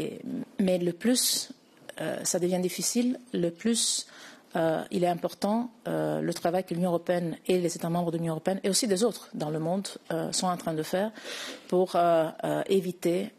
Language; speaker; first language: French; non-native, fluent; Italian